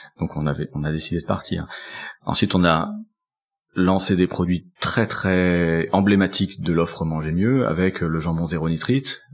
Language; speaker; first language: French; native; French